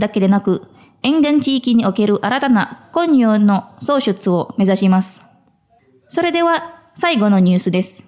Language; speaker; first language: Japanese; non-native, fluent; Indonesian